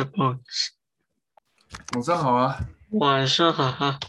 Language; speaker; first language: Chinese; early bilingual, heritage; English